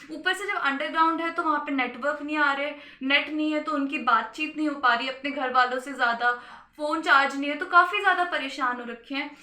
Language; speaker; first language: Hindi; native; Hindi